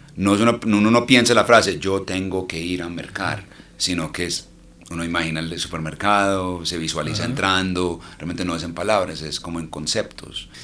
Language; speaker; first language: Spanish; early bilingual, heritage; English